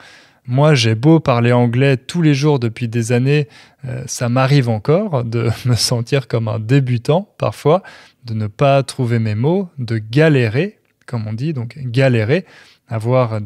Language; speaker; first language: French; native; French